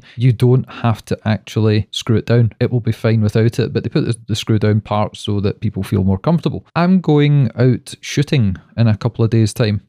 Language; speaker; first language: English; native; English